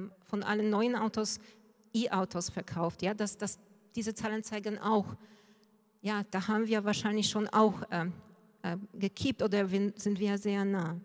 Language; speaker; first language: German; non-native, fluent; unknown